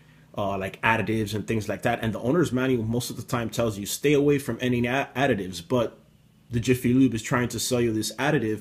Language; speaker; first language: English; native; English